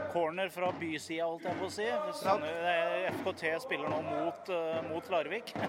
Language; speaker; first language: Norwegian; native; Norwegian